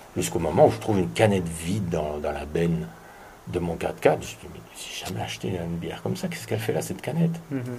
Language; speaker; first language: French; native; French